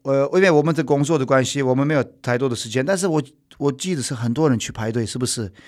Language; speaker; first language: Chinese; non-native, fluent; Turkish